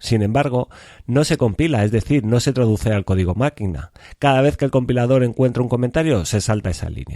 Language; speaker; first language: Spanish; native; Spanish